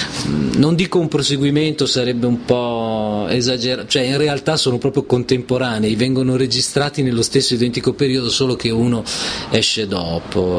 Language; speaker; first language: Italian; native; Italian